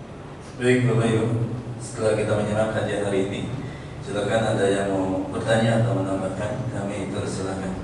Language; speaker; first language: Indonesian; native; Indonesian